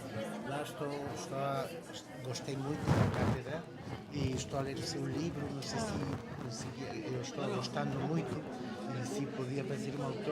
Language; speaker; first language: Portuguese; non-native, learner; Spanish